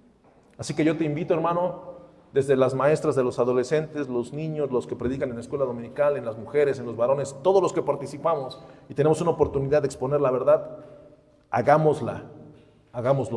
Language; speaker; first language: Spanish; native; Spanish